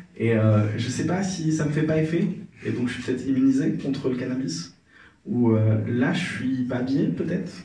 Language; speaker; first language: French; non-native, local second language; Arabic